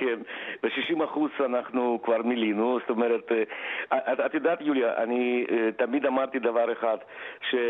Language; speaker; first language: Hebrew; non-native, fluent; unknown